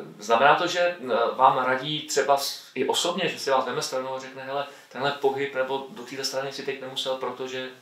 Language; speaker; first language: Czech; native; Czech